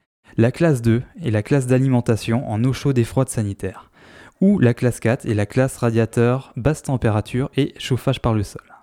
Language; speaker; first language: French; native; French